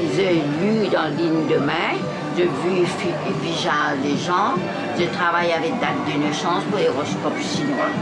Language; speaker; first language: French; non-native, local second language; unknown